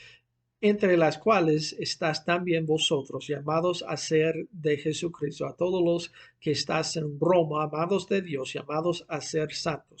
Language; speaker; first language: Spanish; non-native, fluent; English